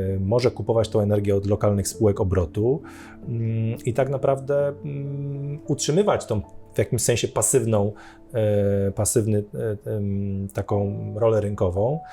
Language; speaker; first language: Polish; native; Polish